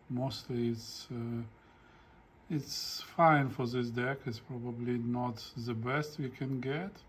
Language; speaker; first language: English; non-native, fluent; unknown